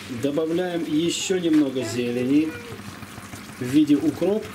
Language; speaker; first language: Russian; native; Russian